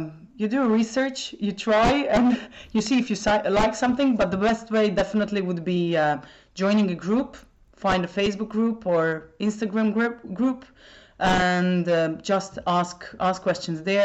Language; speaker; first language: English; non-native, fluent; Croatian